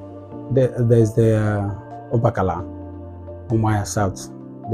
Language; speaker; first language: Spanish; non-native, fluent; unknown